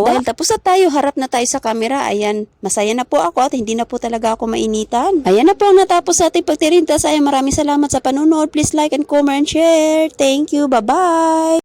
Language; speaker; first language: Filipino; non-native, local second language; Cebuano